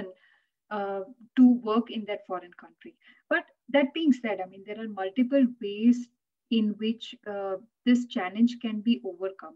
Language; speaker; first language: English; non-native, local second language; Gujarati